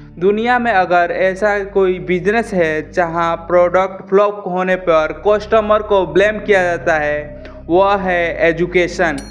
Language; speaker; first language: Hindi; native; Hindi